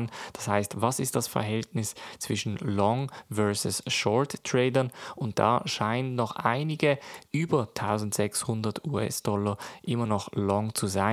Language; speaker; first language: German; native; German